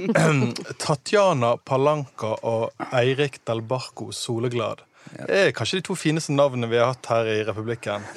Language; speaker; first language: Norwegian; native; Norwegian